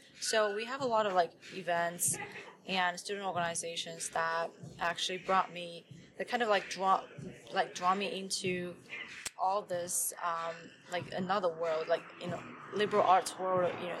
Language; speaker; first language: English; non-native, fluent; Chinese